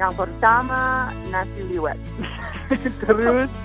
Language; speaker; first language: Indonesian; non-native, fluent; English